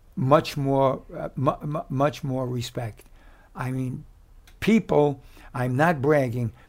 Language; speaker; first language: English; native; English